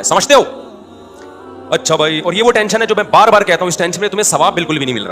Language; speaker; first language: Urdu; native; Urdu